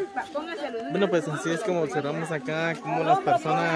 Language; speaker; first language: Spanish; native; Spanish